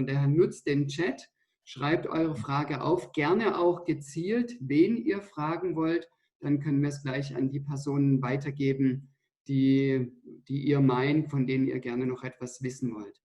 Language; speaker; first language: German; native; German